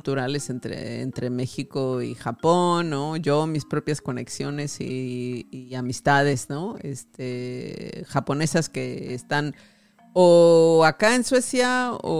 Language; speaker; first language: Spanish; native; Spanish